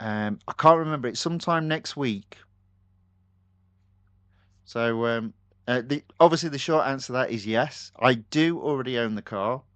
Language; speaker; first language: English; native; English